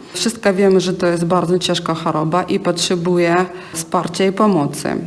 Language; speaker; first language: Polish; non-native, learner; Ukrainian